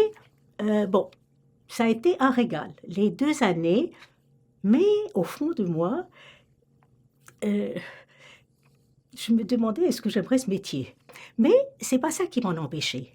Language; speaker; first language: French; native; French